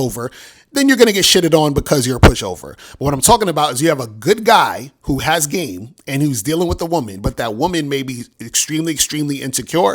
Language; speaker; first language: English; native; English